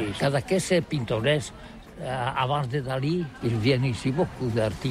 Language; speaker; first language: French; non-native, learner; Catalan